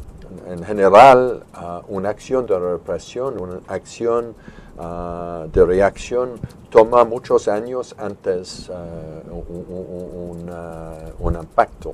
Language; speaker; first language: Spanish; non-native, fluent; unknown